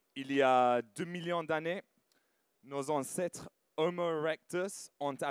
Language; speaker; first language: French; non-native, fluent; English